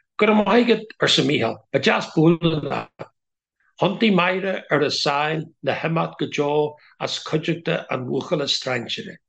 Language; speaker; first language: Irish; non-native, local second language; English